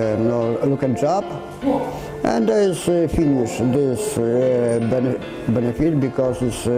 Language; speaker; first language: English; non-native, learner; Polish